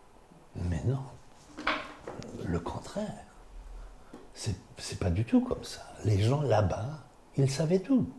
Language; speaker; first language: French; non-native, fluent; Polish